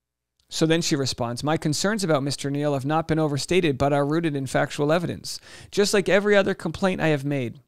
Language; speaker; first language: English; native; English